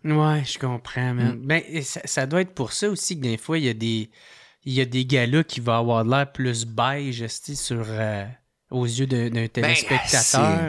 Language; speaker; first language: French; native; French